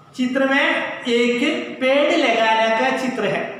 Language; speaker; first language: Hindi; non-native, local second language; Malayalam